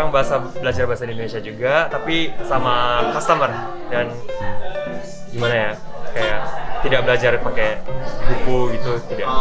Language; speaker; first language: Indonesian; non-native, learner; Japanese